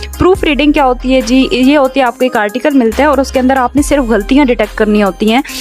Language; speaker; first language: Urdu; non-native, local second language; Punjabi